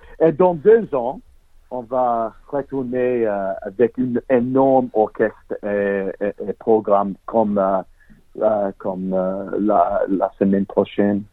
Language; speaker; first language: French; non-native, learner; English